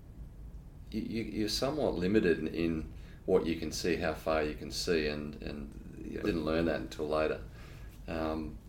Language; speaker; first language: English; native; English